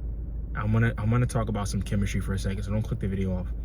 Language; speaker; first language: English; native; English